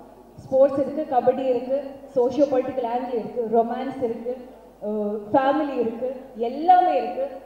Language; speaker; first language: Tamil; non-native, learner; Malayalam